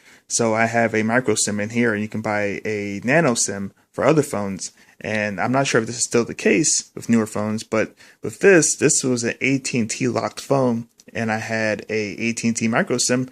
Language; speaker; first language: English; native; English